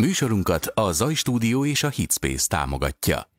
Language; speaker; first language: Hungarian; native; Hungarian